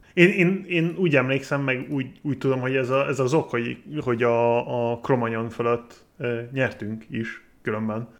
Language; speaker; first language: Hungarian; non-native, fluent; English